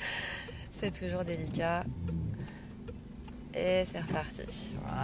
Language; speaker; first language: French; native; French